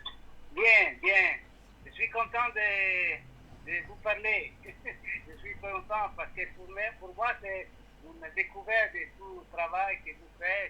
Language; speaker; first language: French; non-native, learner; Italian